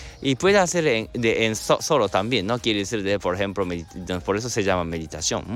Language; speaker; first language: Spanish; non-native, learner; Japanese